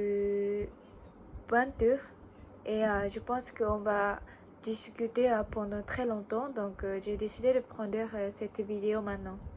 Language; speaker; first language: French; non-native, learner; Japanese